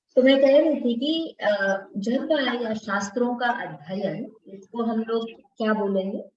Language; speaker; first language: Hindi; non-native, local second language; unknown